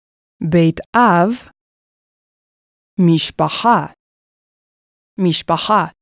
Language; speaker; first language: Hebrew; non-native, fluent; English